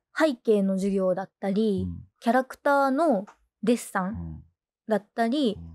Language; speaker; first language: Japanese; native; Japanese